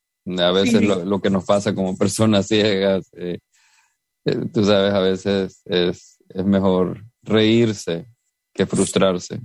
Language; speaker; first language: Spanish; native; Spanish